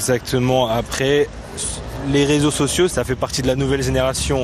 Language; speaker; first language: French; non-native, fluent; Tibetan